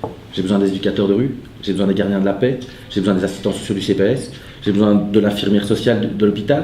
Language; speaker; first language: French; native; French